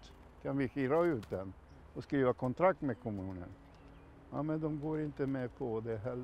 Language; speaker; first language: Swedish; non-native, fluent; Macedonian